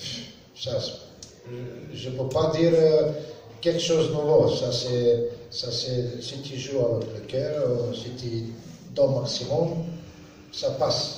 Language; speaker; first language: French; non-native, learner; Serbian